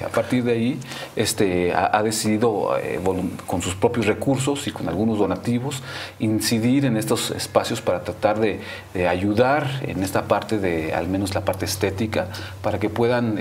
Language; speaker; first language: Spanish; native; Spanish